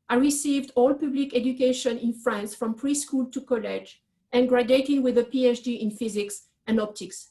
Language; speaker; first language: English; non-native, fluent; French